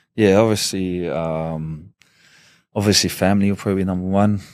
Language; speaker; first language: English; native; English